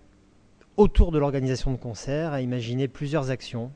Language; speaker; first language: French; native; French